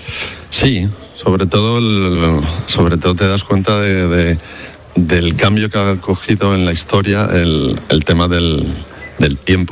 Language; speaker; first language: Spanish; native; Spanish